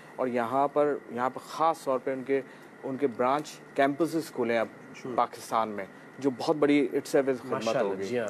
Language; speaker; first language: Urdu; non-native, local second language; Memoni